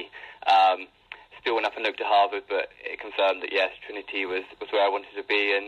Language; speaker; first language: English; native; English